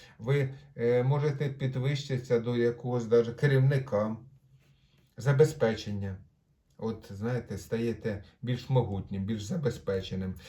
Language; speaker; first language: Ukrainian; non-native, local second language; Russian